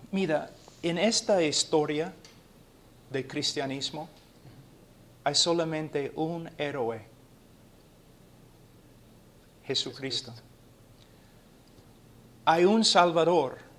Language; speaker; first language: Spanish; non-native, fluent; English